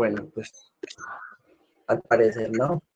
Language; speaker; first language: Spanish; native; Spanish